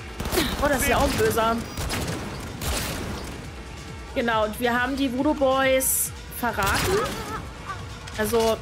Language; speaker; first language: German; native; German